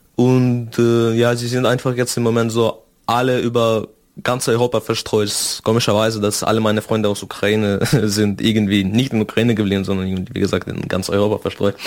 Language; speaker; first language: German; non-native, fluent; Russian